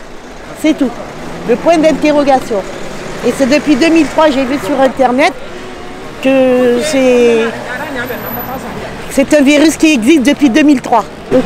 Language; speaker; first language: French; native; French